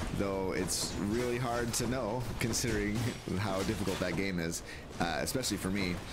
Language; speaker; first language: English; native; English